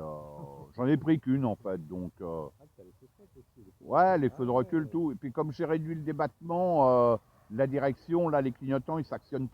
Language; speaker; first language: French; native; French